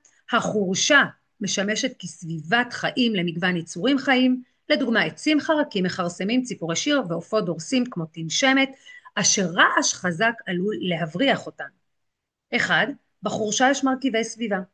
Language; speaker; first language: Hebrew; native; Hebrew